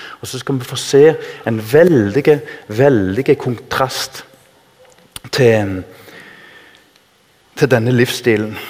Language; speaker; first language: Norwegian; native; Norwegian